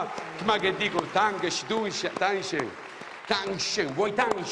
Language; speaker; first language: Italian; native; Italian